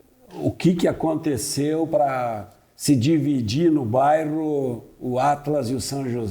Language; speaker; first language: Portuguese; native; Portuguese